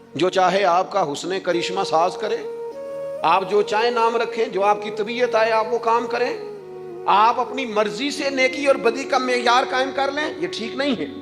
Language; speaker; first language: Urdu; non-native, local second language; Punjabi